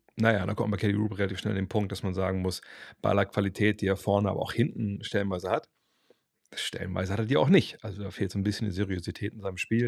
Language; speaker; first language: German; native; German